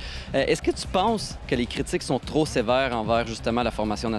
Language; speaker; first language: French; native; French